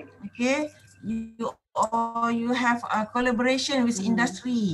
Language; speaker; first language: English; non-native, local second language; Malay